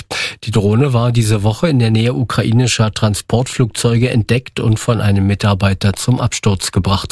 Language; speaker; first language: German; native; German